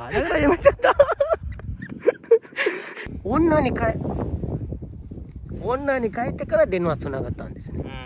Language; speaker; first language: Japanese; non-native, learner; Tamil